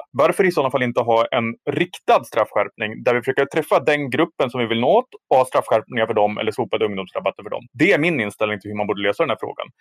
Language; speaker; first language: Swedish; native; Swedish